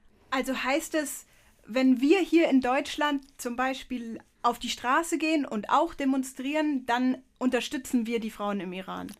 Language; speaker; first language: German; native; German